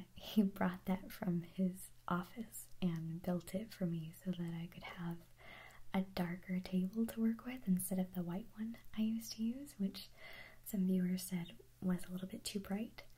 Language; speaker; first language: English; native; English